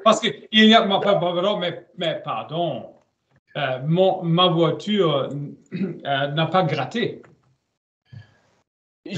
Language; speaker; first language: French; non-native, learner; German